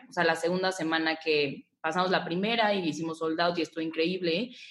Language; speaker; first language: Spanish; native; Spanish